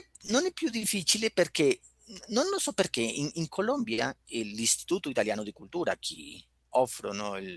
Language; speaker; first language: Italian; non-native, fluent; Spanish